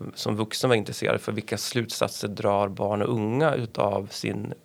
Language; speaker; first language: Swedish; native; Swedish